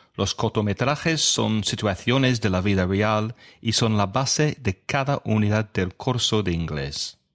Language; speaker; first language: Spanish; non-native, fluent; English